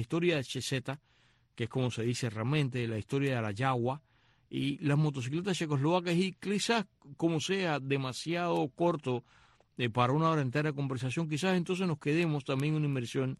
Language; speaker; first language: Spanish; native; Spanish